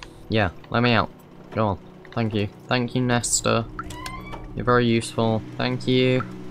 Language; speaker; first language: English; native; English